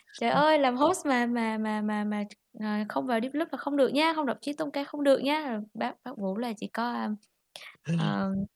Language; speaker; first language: Vietnamese; native; Vietnamese